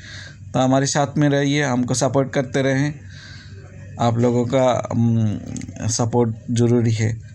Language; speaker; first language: Hindi; non-native, local second language; Bangla